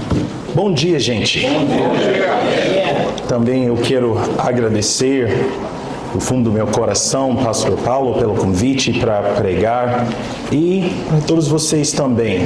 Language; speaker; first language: Portuguese; non-native, fluent; English